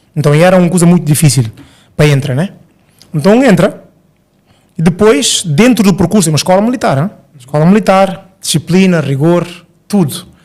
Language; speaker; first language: Portuguese; early bilingual, other home language; Upper Guinea Crioulo